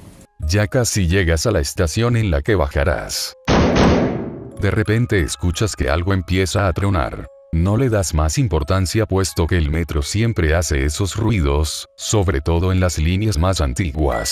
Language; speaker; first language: Spanish; native; Spanish